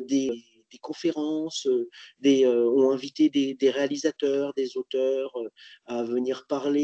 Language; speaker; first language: French; native; French